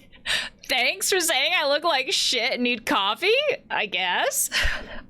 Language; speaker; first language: English; native; English